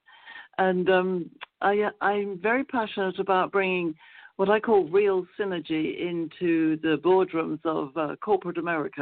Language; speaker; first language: English; native; English